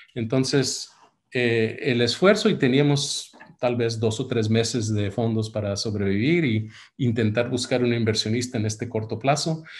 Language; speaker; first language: Spanish; early bilingual, heritage; Spanish